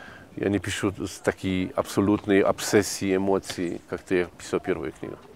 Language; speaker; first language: Russian; non-native, fluent; Polish